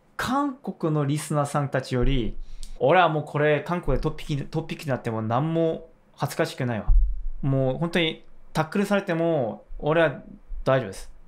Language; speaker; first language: Japanese; non-native, fluent; Korean